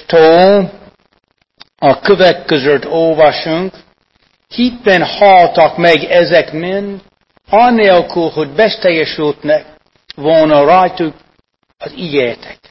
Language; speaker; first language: Hungarian; non-native, fluent; English